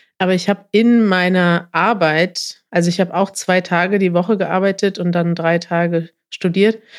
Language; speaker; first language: German; native; German